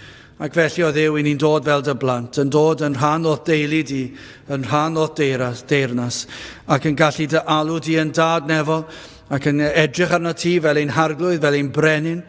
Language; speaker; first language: Welsh; native; Welsh